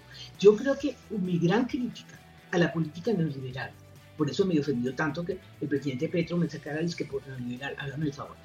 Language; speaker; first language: Spanish; native; Spanish